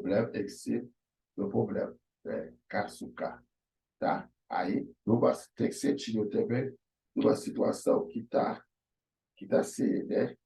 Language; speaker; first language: Portuguese; non-native, fluent; Haitian Creole